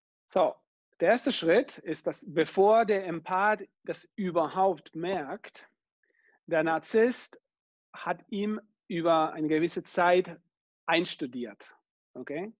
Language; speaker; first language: German; non-native, fluent; Spanish